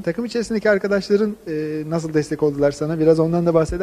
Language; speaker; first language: Turkish; native; Turkish